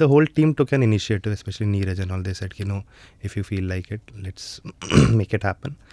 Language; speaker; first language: Malayalam; non-native, fluent; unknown